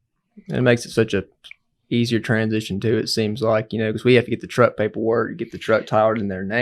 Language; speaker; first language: English; native; English